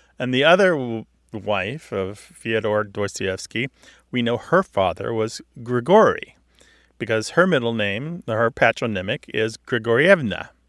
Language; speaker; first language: English; native; English